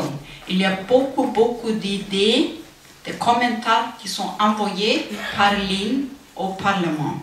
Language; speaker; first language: French; non-native, learner; Icelandic